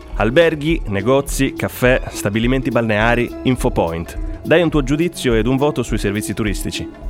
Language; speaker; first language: Italian; native; Italian